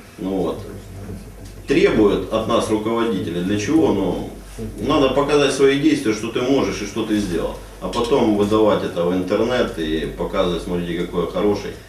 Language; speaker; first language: Russian; native; Russian